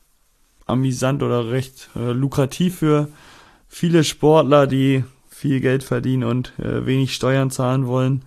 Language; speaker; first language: German; native; German